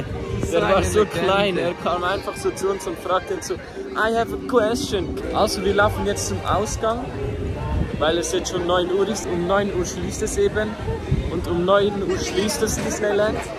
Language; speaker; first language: German; native; German